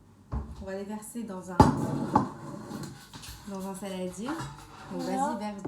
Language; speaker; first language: French; native; French